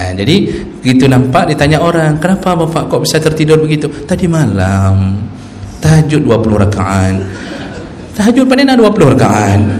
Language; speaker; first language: Malay; non-native, local second language; Achinese